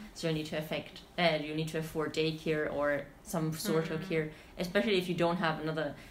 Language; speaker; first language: English; non-native, fluent; Italian